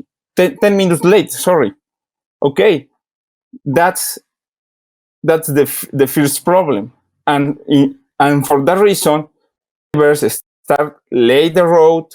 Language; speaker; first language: English; non-native, learner; Spanish